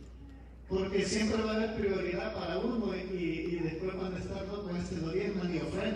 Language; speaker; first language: Spanish; native; Spanish